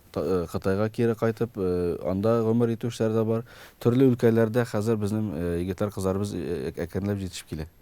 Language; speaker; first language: Tatar; early bilingual, heritage; Tatar